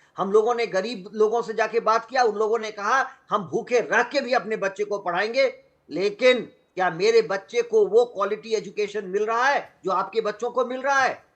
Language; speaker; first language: Hindi; non-native, local second language; Magahi